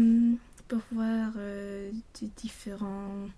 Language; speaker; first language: French; non-native, learner; Swedish